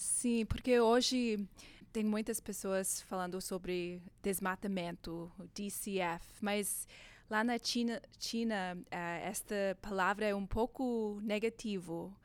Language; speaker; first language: Portuguese; non-native, learner; English